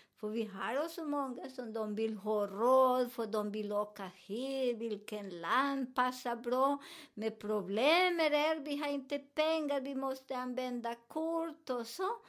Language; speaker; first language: Swedish; non-native, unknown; Spanish